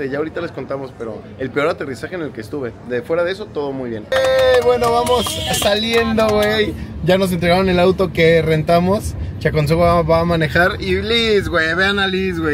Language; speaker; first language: Spanish; native; Spanish